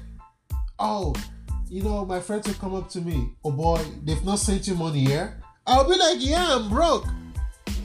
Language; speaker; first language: English; non-native, local second language; Yoruba